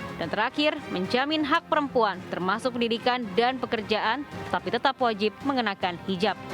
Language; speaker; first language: Indonesian; native; Indonesian